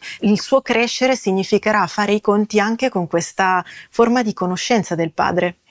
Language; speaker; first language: Italian; native; Italian